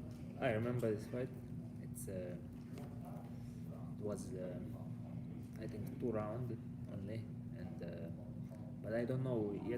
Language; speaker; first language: English; non-native, learner; Russian